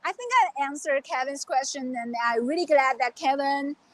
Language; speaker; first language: English; non-native, fluent; Chinese